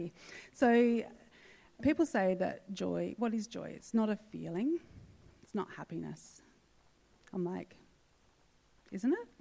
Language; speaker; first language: English; native; English